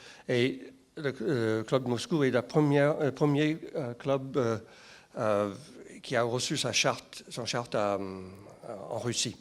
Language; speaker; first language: French; non-native, fluent; English